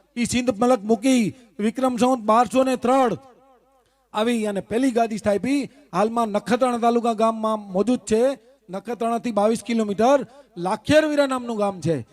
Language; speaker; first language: Gujarati; non-native, local second language; Kachhi